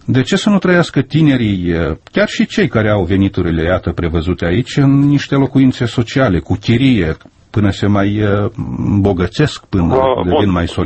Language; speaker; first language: Romanian; native; Romanian